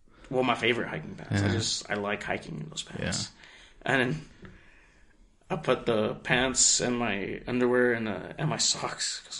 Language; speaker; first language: English; early bilingual, other home language; Spanish